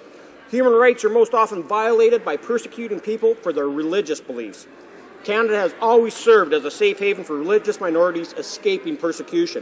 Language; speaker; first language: English; native; English